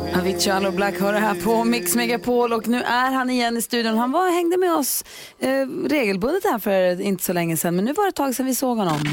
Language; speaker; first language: Swedish; native; Swedish